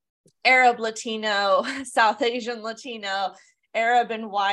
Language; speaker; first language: English; native; English